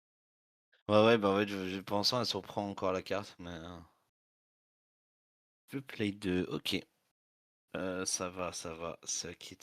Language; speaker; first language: French; native; French